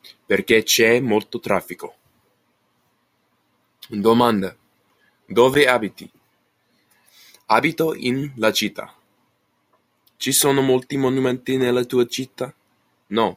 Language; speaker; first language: Italian; non-native, learner; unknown